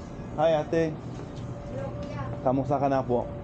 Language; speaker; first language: Filipino; non-native, fluent; English